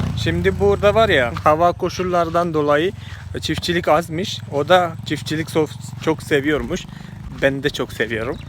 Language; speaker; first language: Turkish; non-native, fluent; Malayalam